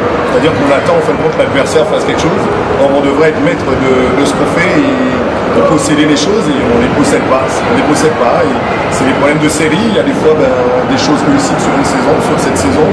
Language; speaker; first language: French; native; French